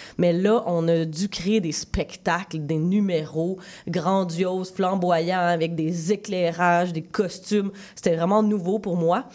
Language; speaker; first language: French; native; French